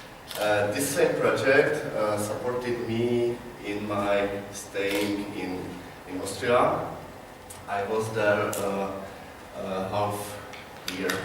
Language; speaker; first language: English; non-native, learner; Czech